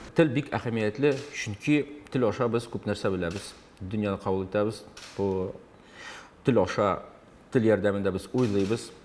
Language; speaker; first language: Tatar; non-native, local second language; Russian